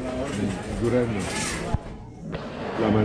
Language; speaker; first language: Spanish; native; Spanish